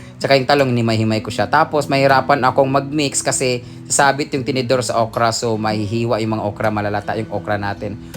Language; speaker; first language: Filipino; non-native, local second language; Cebuano